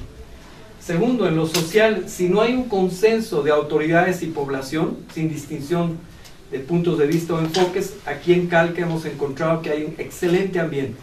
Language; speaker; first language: Spanish; native; Spanish